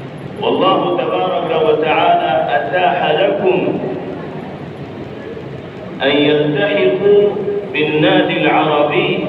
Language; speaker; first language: Arabic; non-native, fluent; Urdu